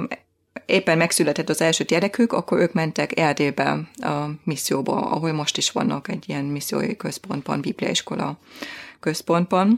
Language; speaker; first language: Hungarian; non-native, fluent; German